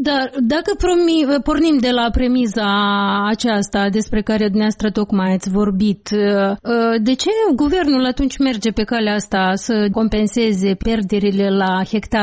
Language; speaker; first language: Romanian; native; Romanian